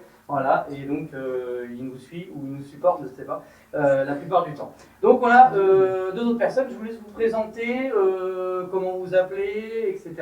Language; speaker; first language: French; native; French